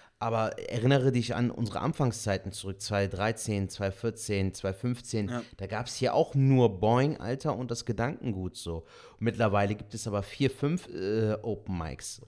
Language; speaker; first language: German; early bilingual, other home language; Turkish